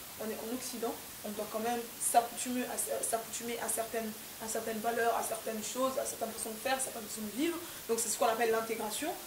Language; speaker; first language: French; non-native, local second language; Lingala